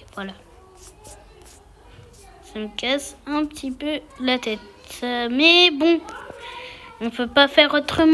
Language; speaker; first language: French; native; French